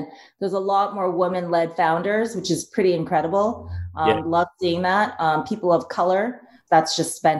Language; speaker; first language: English; native; English